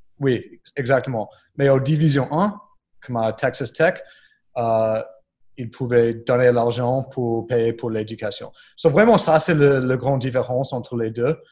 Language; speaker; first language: French; non-native, learner; English